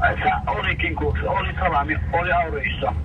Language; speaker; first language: Finnish; non-native, learner; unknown